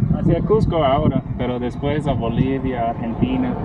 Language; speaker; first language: Spanish; non-native, fluent; English